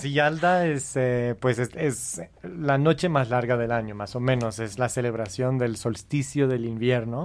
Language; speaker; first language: Spanish; non-native, fluent; English